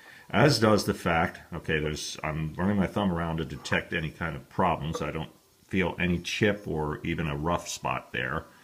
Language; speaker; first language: English; native; English